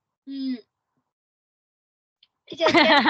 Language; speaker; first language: English; non-native, learner; Vietnamese